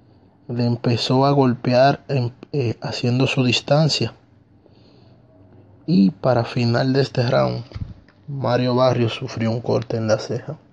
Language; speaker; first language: Spanish; native; Spanish